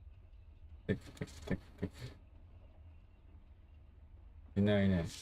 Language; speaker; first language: Japanese; native; Japanese